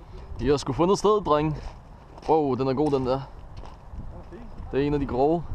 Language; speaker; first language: Danish; native; Danish